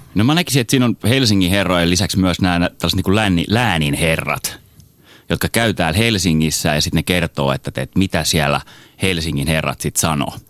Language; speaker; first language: Finnish; native; Finnish